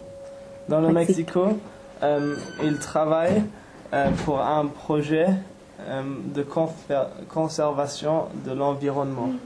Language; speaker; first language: French; non-native, fluent; English